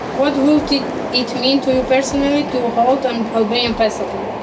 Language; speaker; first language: English; non-native, learner; Albanian